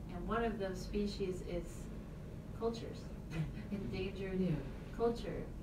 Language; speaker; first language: English; native; English